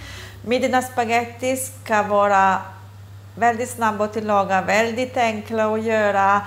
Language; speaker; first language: Swedish; non-native, fluent; Italian